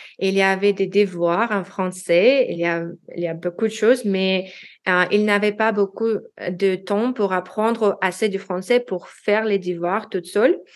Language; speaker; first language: French; non-native, learner; Russian